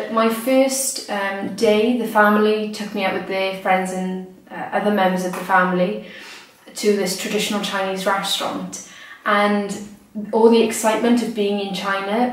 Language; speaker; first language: English; native; English